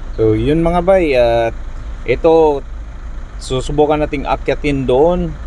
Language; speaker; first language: Filipino; non-native, local second language; Cebuano